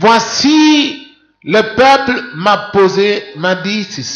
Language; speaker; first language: French; non-native, local second language; Lingala